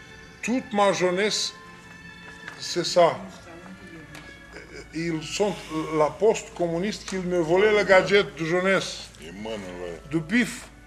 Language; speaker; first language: French; non-native, fluent; Romanian